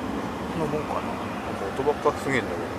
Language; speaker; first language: Japanese; native; Japanese